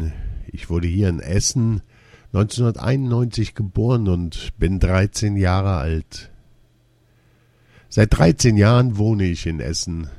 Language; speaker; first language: German; early bilingual, other home language; Turkish